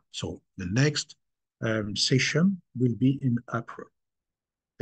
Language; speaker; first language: English; non-native, fluent; French